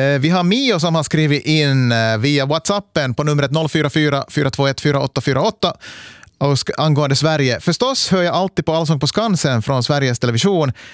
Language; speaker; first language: Swedish; native; Swedish